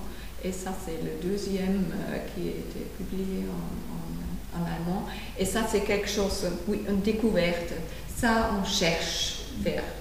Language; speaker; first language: French; non-native, fluent; German